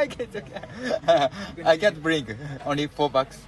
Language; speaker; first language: English; non-native, learner; Japanese